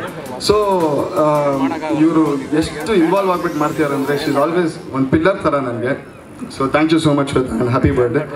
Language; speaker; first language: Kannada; native; Kannada